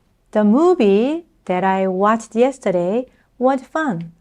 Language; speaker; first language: English; non-native, fluent; Korean